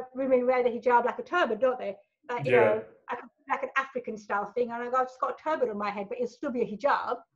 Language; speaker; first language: English; early bilingual, other home language; Hindi